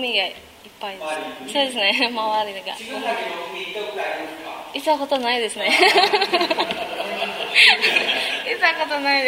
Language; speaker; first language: Japanese; non-native, learner; Indonesian